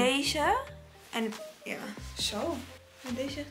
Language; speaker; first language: Dutch; non-native, learner; Italian